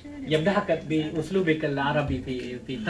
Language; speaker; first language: Arabic; non-native, fluent; Malay